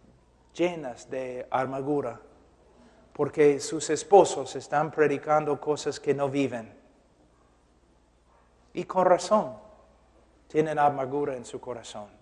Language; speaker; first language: Spanish; non-native, fluent; English